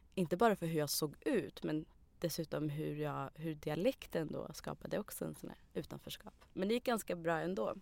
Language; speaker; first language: Swedish; early bilingual, other home language; Arabic